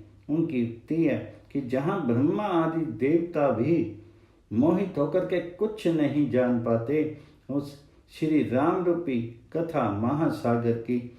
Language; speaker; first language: Hindi; native; Hindi